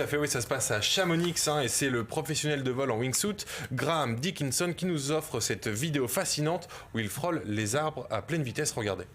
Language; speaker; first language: French; native; French